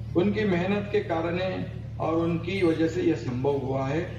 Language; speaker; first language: Hindi; non-native, local second language; Marathi